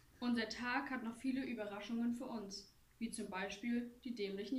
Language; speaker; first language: German; native; German